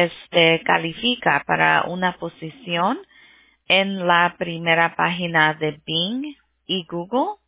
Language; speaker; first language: Spanish; early bilingual, heritage; Spanish